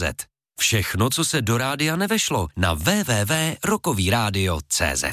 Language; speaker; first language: Czech; native; Czech